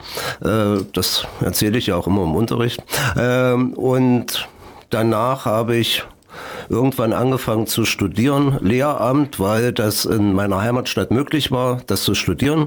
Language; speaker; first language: German; native; German